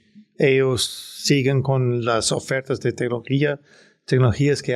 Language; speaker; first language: Spanish; non-native, fluent; Danish